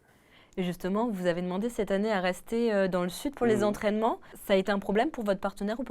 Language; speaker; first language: French; native; French